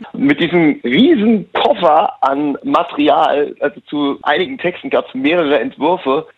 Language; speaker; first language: German; native; German